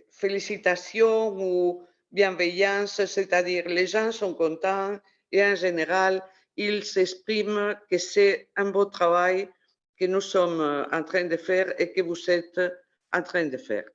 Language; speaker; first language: French; non-native, fluent; Spanish